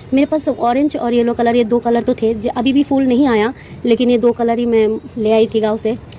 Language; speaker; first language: Hindi; non-native, local second language; Bangla